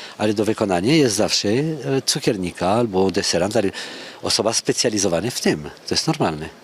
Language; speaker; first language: Polish; non-native, fluent; French